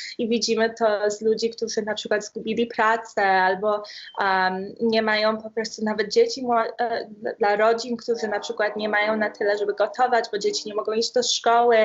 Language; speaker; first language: Polish; early bilingual, heritage; Polish